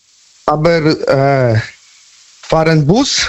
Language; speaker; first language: German; non-native, learner; Polish